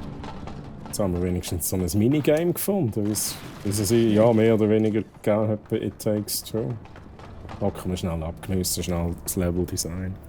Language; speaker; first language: German; native; German